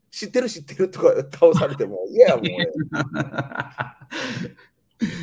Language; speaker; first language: Japanese; native; Japanese